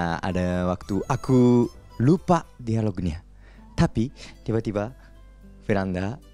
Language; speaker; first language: Indonesian; non-native, fluent; Japanese